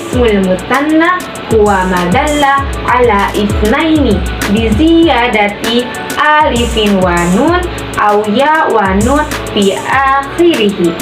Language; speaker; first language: Arabic; non-native, learner; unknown